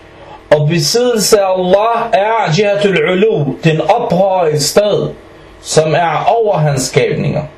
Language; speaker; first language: Danish; early bilingual, other home language; Arabic